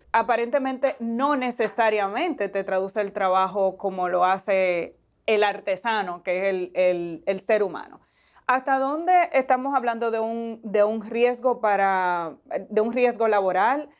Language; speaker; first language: Spanish; native; Spanish